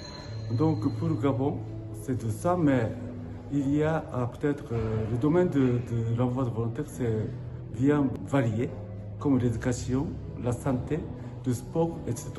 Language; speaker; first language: French; non-native, learner; Japanese